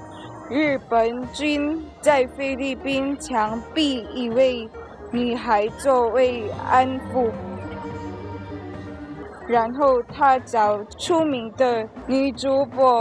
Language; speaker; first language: Chinese; non-native, learner; Filipino